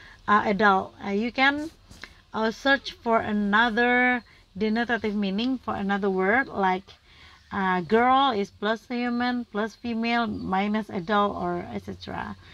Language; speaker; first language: English; non-native, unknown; Indonesian